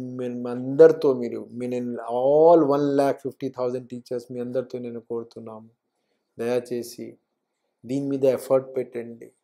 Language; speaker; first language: Telugu; non-native, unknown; Hindi